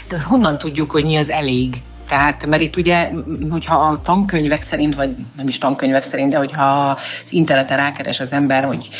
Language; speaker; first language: Hungarian; native; Hungarian